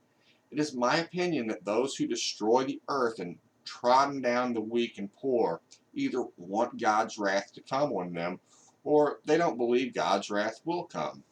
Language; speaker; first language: English; native; English